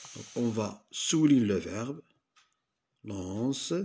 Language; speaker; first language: French; non-native, local second language; Arabic